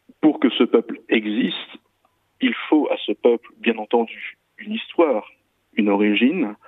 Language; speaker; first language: French; native; French